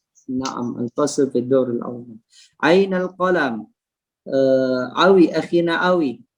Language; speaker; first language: Arabic; non-native, fluent; Indonesian